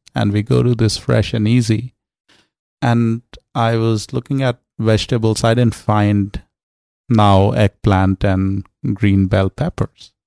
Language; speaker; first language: English; non-native, local second language; Hindi